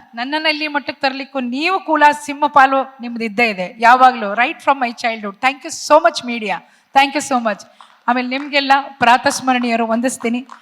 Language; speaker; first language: Kannada; native; Kannada